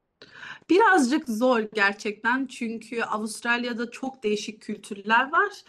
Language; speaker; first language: Turkish; early bilingual, heritage; Turkish